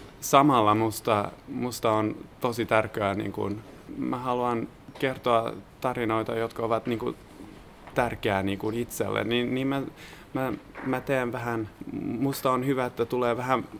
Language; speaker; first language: Finnish; non-native, fluent; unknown